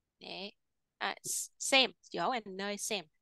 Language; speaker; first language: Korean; non-native, learner; Vietnamese